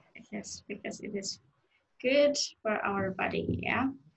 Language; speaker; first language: English; non-native, fluent; Indonesian